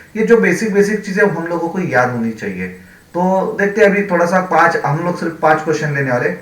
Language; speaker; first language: Hindi; non-native, local second language; Marathi